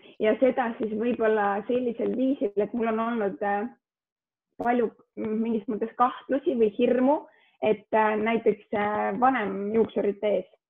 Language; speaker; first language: Estonian; early bilingual, heritage; Estonian